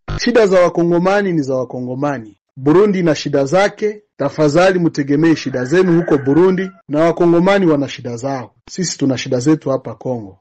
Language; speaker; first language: Swahili; native; Swahili